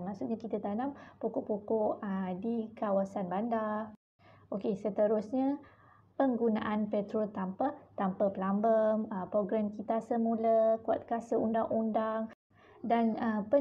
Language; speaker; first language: Malay; native; Malay